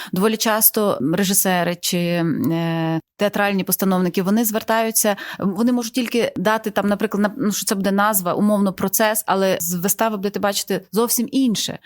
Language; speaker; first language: Ukrainian; native; Ukrainian